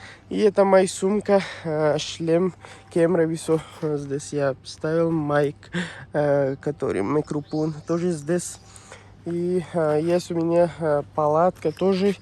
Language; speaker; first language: Russian; non-native, learner; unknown